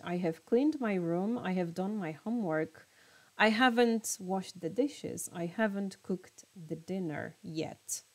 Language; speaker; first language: English; non-native, fluent; Polish